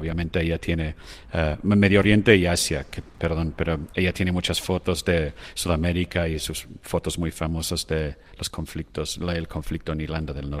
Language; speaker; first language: Spanish; non-native, fluent; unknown